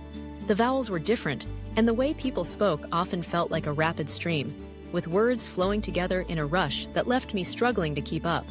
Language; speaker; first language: English; early bilingual, other home language; Russian